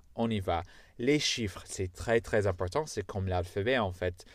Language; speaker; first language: French; non-native, fluent; English